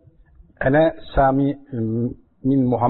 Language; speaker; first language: Arabic; non-native, learner; Turkish